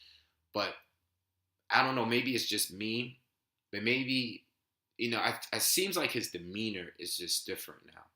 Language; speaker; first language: English; native; English